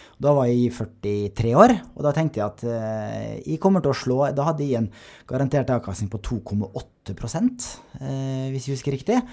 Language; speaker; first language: Norwegian; native; Norwegian